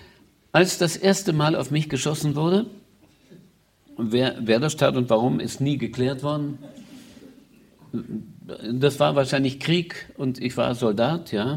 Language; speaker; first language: German; native; German